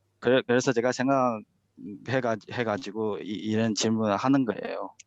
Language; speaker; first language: Korean; non-native, fluent; Chinese